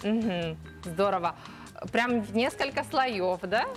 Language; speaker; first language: Russian; native; Russian